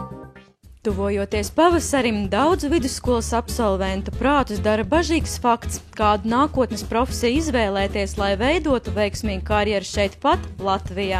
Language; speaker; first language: Latvian; native; Latvian